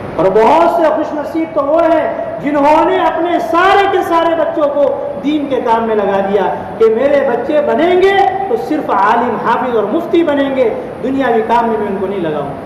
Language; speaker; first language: Urdu; non-native, local second language; Gujarati